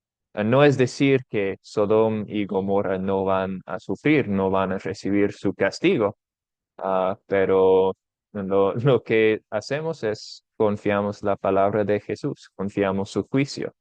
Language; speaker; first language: Spanish; non-native, fluent; English